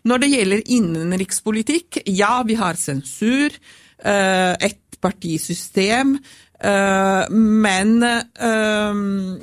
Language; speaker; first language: Norwegian; non-native, fluent; Italian